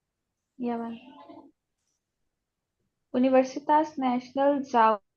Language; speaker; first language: Indonesian; non-native, learner; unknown